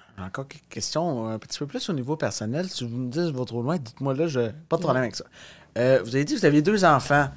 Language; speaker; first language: French; native; French